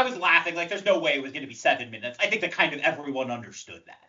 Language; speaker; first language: English; native; English